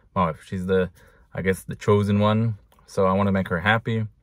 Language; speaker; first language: English; non-native, fluent; Hebrew